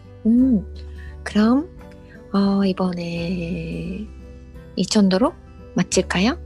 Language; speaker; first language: Korean; non-native, learner; Japanese